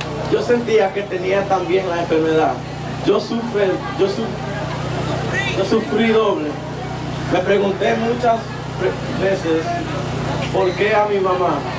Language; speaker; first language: Spanish; early bilingual, heritage; Spanish